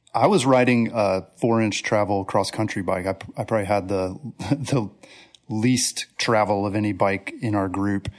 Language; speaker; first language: English; native; English